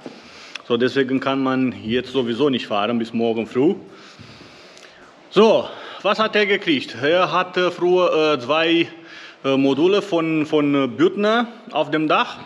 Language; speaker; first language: German; non-native, learner; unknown